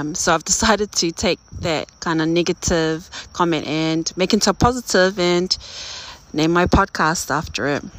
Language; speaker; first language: English; native; English